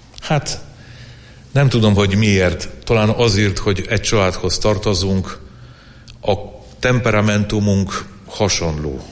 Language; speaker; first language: Hungarian; non-native, fluent; Polish